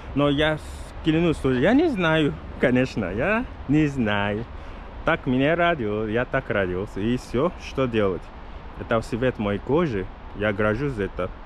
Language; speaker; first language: Russian; non-native, learner; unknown